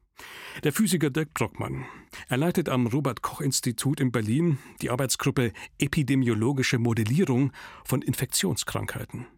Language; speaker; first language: German; native; German